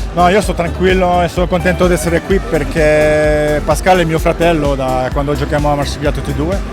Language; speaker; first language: Italian; non-native, fluent; French